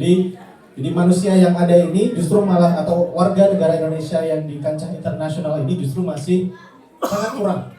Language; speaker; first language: Indonesian; native; Indonesian